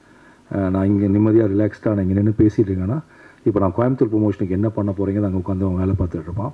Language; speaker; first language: Tamil; native; Tamil